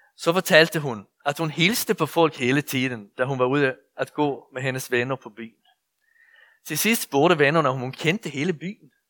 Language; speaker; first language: Danish; native; Danish